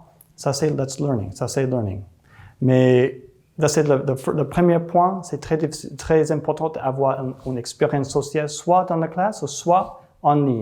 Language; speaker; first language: French; non-native, learner; English